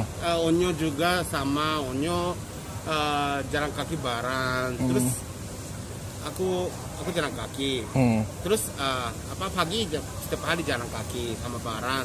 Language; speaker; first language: Indonesian; non-native, fluent; Japanese